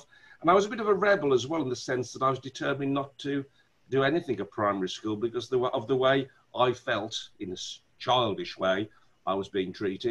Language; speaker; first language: English; native; English